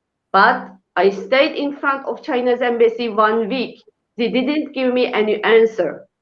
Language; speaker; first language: English; non-native, learner; Uyghur